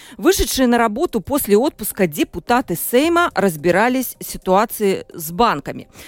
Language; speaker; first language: Russian; native; Russian